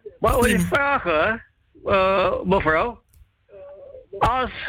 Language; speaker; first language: Dutch; non-native, local second language; Javanese